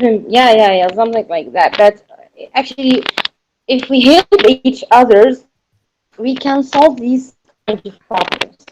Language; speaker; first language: English; non-native, learner; Arabic